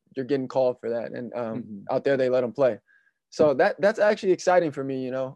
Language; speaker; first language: English; native; English